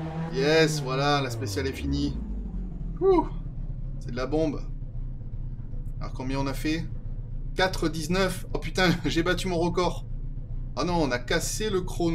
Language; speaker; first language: French; native; French